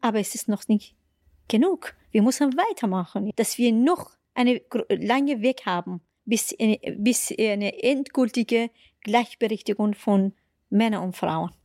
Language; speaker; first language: German; non-native, fluent; Persian